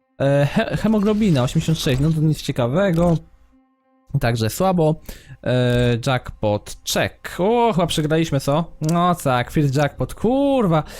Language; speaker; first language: Polish; native; Polish